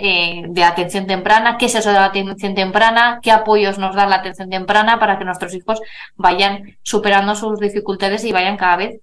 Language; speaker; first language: Spanish; native; Spanish